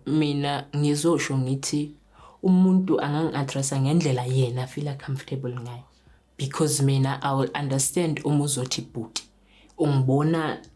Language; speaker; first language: Zulu; non-native, local second language; Southern Sotho